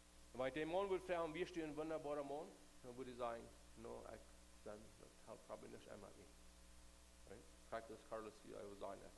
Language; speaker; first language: German; non-native, learner; Plautdietsch